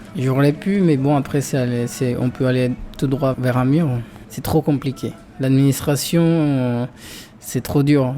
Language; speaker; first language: French; non-native, fluent; Spanish